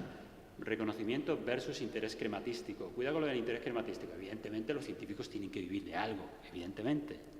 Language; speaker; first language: Spanish; native; Spanish